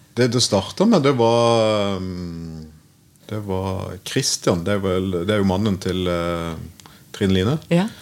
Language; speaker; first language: Norwegian; native; Norwegian